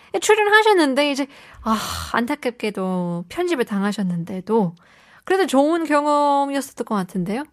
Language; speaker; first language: Korean; native; Korean